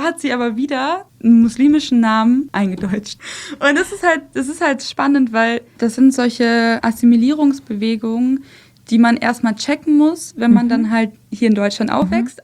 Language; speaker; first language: German; early bilingual, other home language; Russian